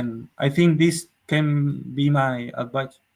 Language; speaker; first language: English; non-native, learner; Spanish